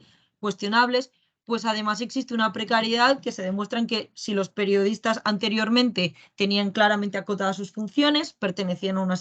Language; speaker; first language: Spanish; native; Spanish